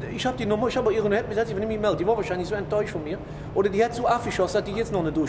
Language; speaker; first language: German; native; German